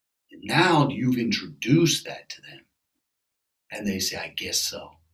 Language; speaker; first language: English; early bilingual, other home language; Spanish